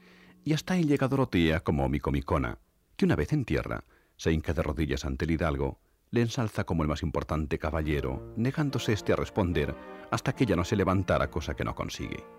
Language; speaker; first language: Spanish; native; Spanish